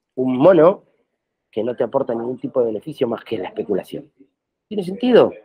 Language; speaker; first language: Spanish; native; Spanish